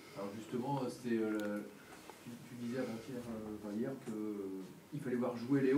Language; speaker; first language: French; native; French